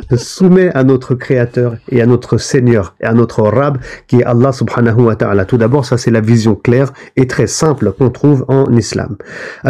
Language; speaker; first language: French; native; French